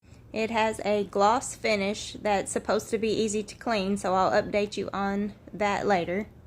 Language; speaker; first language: English; native; English